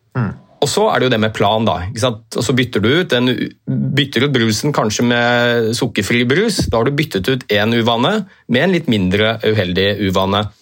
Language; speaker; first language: Norwegian; native; Norwegian